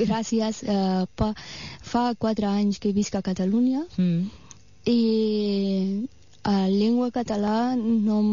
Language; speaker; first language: Catalan; non-native, fluent; Persian